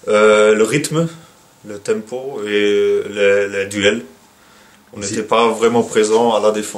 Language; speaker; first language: French; non-native, local second language; Dutch